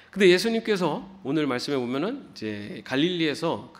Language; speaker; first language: Korean; native; Korean